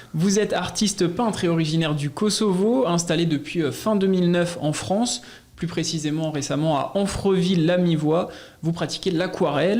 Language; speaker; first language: French; native; French